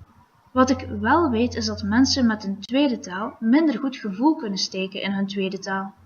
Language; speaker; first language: Dutch; native; Dutch